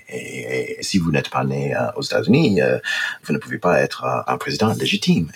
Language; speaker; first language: French; non-native, fluent; English